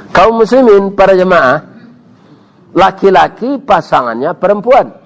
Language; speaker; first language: Malay; non-native, local second language; Minangkabau